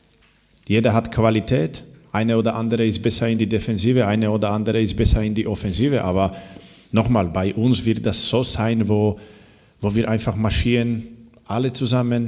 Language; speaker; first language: German; non-native, fluent; Slovak